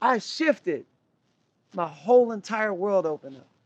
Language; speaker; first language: English; native; English